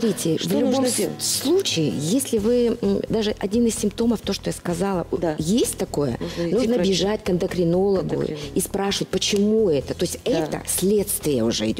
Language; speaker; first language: Russian; native; Russian